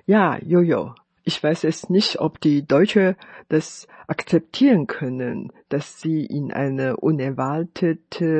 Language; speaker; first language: German; non-native, fluent; Chinese